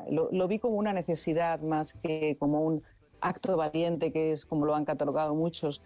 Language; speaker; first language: Spanish; native; Spanish